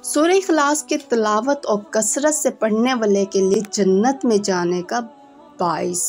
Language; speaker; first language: Urdu; native; Urdu